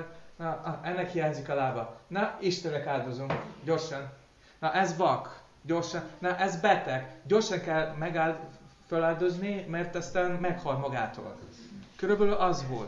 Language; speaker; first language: Hungarian; non-native, fluent; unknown